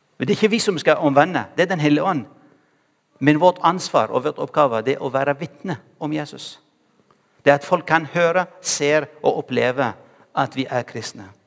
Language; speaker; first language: Norwegian; non-native, fluent; Arabic